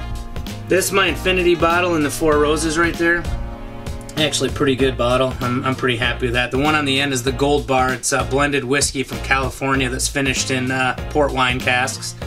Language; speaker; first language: English; native; English